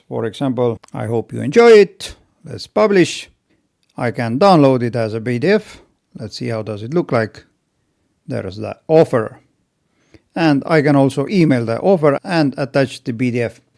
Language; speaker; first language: English; non-native, fluent; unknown